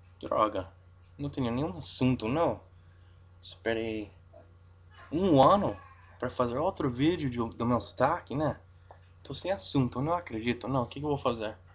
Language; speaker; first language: Portuguese; non-native, fluent; English